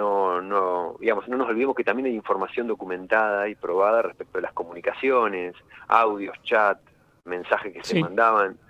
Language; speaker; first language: Spanish; native; Spanish